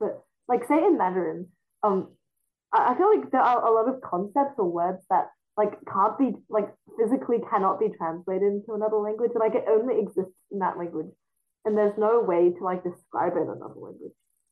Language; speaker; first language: English; non-native, fluent; Chinese